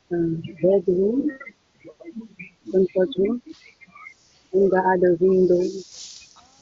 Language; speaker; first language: English; non-native, learner; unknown